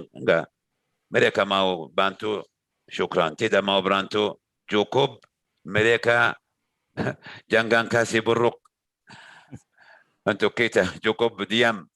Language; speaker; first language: Indonesian; non-native, learner; Arabic